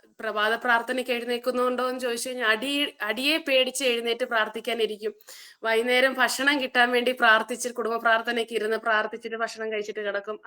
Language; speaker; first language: Malayalam; early bilingual, heritage; Malayalam